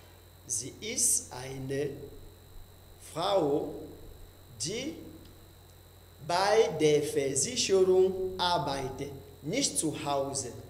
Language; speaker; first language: German; non-native, fluent; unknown